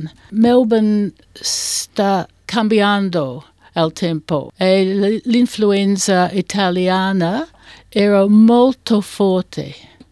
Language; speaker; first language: Italian; non-native, learner; English